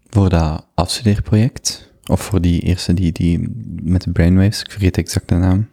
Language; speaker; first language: Dutch; native; Dutch